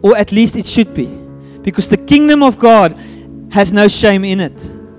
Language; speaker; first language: English; non-native, local second language; Afrikaans